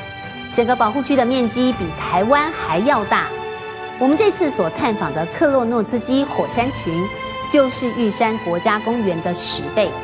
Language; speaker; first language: Chinese; native; Chinese